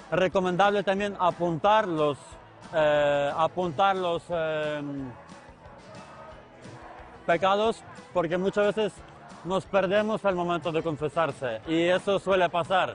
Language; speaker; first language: Spanish; non-native, fluent; Ukrainian